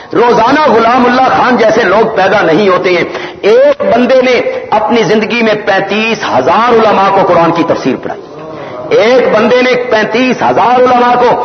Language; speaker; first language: Urdu; non-native, local second language; Punjabi